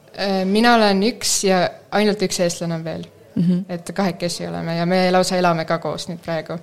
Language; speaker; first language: Estonian; native; Estonian